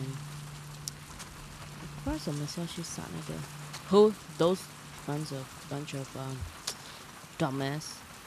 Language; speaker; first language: English; non-native, local second language; Chinese